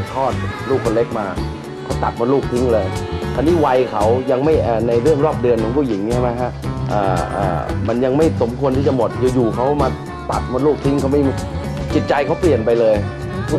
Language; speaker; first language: Thai; native; Thai